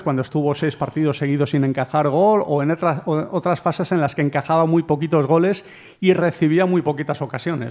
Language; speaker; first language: Spanish; native; Spanish